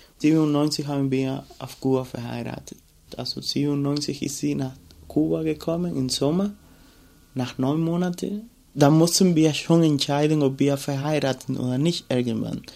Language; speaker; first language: German; non-native, fluent; Spanish